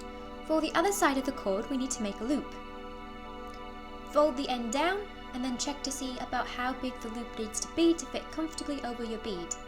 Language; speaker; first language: English; native; English